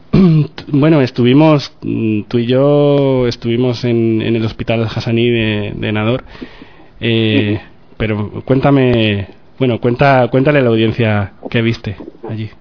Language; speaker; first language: Spanish; native; Spanish